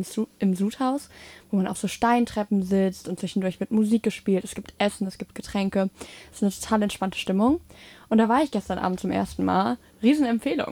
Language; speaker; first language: German; native; German